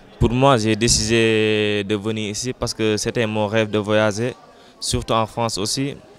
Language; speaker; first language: French; non-native, local second language; Wolof